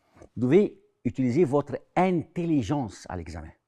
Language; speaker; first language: French; non-native, fluent; Arabic